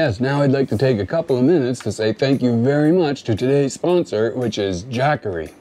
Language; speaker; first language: English; native; English